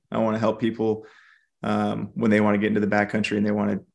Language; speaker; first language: English; native; English